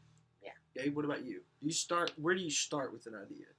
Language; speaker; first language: English; native; English